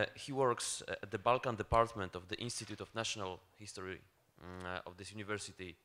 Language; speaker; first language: English; non-native, fluent; Polish